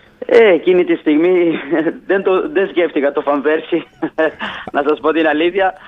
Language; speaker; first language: Greek; non-native, fluent; Italian